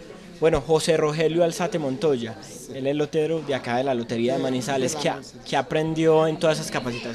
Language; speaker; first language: Spanish; native; Spanish